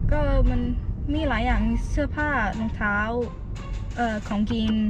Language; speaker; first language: Thai; early bilingual, heritage; Thai